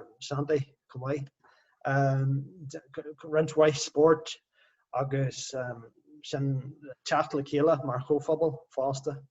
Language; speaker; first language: Irish; non-native, local second language; English